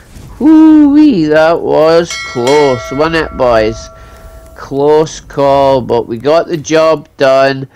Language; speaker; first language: English; native; English